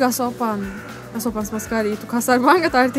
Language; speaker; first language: Indonesian; non-native, fluent; Turkish